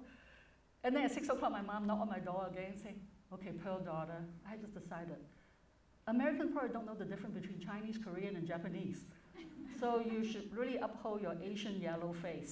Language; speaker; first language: English; non-native, local second language; Cantonese